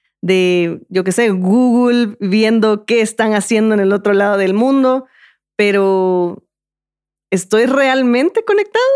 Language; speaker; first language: Spanish; native; Spanish